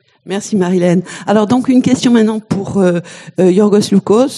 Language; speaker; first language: French; native; French